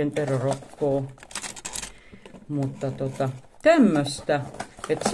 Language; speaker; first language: Finnish; native; Finnish